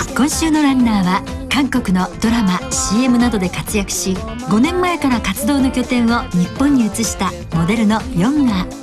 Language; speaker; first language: Japanese; native; Japanese